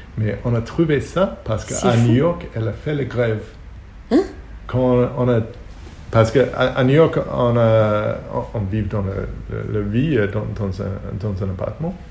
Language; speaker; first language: French; non-native, learner; Hebrew